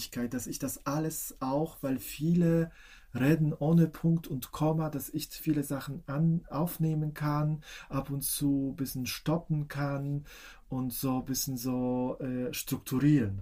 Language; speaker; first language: German; non-native, fluent; Polish